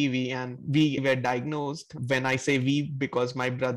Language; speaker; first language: English; non-native, local second language; Hindi